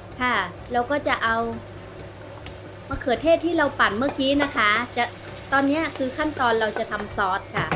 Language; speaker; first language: Thai; native; Thai